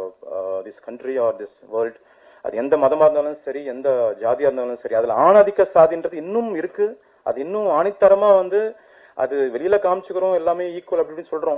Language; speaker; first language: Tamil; native; Tamil